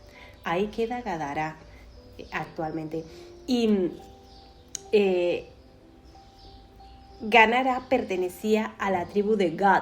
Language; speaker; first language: Spanish; native; Spanish